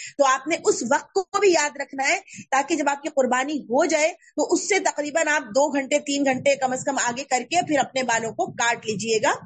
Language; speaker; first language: Urdu; native; Urdu